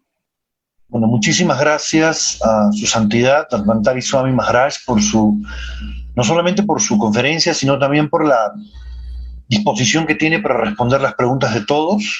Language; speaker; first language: Spanish; native; Spanish